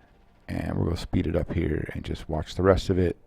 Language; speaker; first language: English; native; English